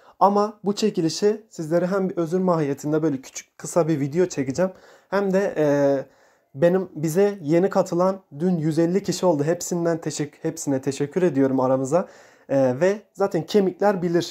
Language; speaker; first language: Turkish; native; Turkish